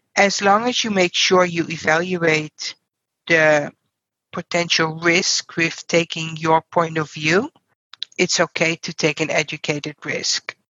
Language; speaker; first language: English; non-native, fluent; Dutch